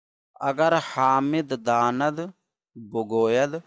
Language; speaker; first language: Persian; non-native, fluent; Urdu